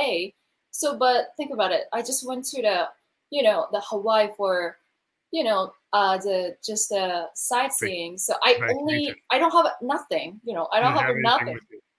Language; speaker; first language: English; non-native, learner; Japanese